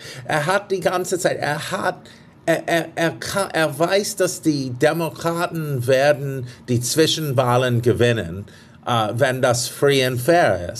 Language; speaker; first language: German; non-native, fluent; English